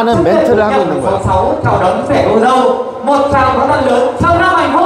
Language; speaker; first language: Korean; native; Korean